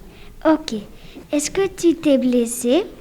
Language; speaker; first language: French; non-native, learner; Spanish